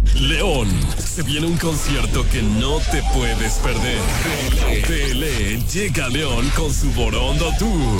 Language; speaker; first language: Spanish; native; Spanish